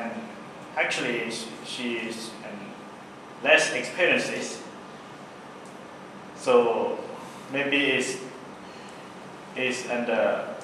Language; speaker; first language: English; non-native, learner; Thai